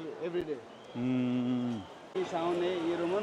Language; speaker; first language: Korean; non-native, learner; Nepali